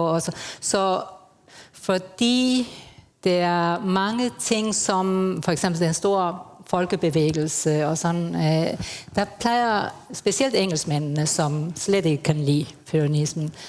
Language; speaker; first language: Danish; non-native, fluent; Spanish